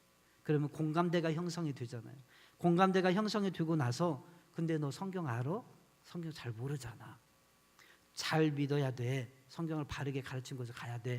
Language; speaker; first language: Korean; native; Korean